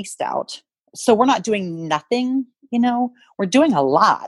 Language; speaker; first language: English; native; English